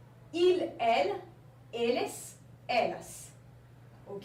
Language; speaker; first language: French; non-native, fluent; Portuguese